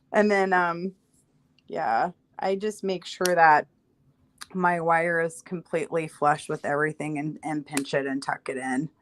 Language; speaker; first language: English; native; English